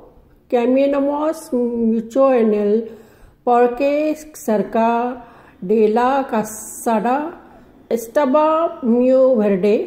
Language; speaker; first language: Spanish; non-native, learner; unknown